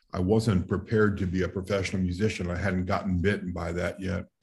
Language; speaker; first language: English; native; English